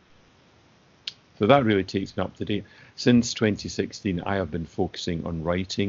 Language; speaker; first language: English; native; English